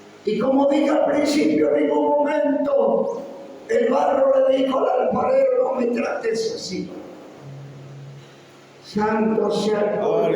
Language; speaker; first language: Spanish; native; Spanish